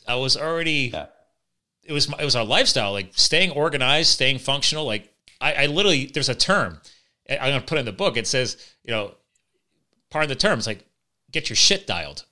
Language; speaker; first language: English; native; English